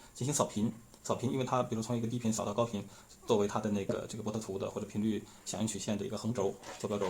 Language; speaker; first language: Chinese; native; Chinese